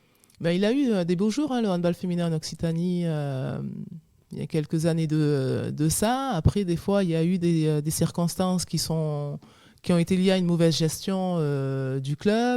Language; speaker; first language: French; native; French